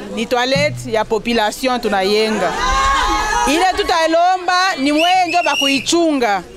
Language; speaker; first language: Swahili; native; Swahili